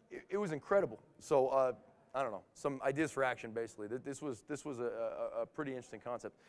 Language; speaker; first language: English; native; English